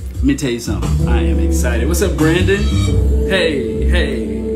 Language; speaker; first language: English; native; English